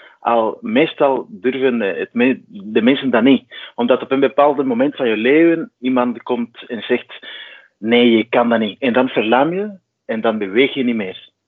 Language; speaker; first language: Dutch; non-native, fluent; Spanish